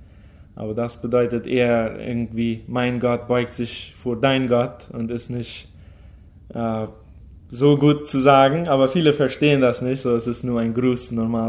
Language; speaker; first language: German; early bilingual, heritage; German